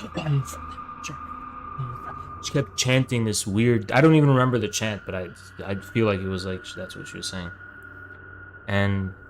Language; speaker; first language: English; native; English